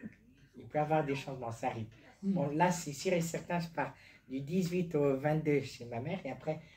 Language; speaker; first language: French; native; French